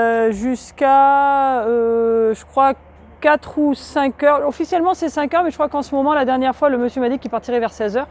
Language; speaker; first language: French; native; French